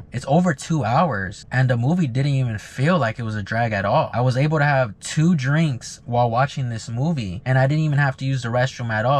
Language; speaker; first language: English; native; English